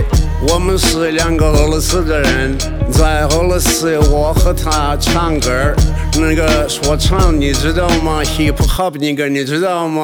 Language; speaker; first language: Chinese; non-native, learner; Russian